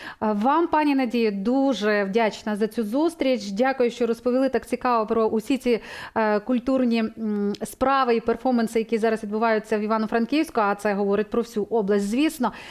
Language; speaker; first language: Ukrainian; native; Ukrainian